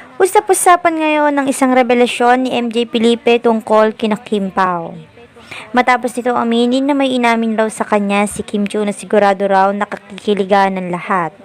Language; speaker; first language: Filipino; native; Filipino